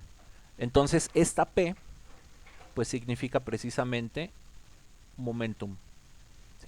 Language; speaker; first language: Spanish; native; Spanish